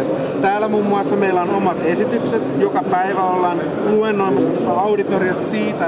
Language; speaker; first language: Finnish; native; Finnish